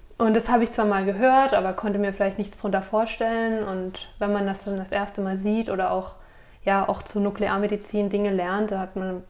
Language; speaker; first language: German; native; German